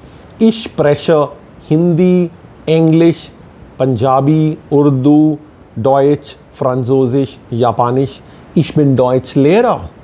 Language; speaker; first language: German; non-native, fluent; Hindi